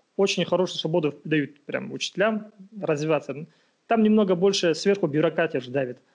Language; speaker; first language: Russian; non-native, local second language; Kazakh